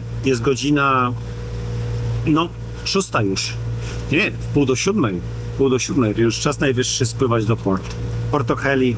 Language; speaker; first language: Polish; native; Polish